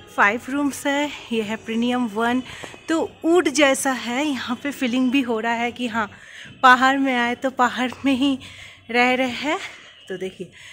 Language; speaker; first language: Hindi; non-native, local second language; Bangla